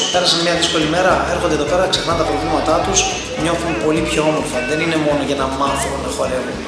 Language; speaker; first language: Greek; early bilingual, heritage; Greek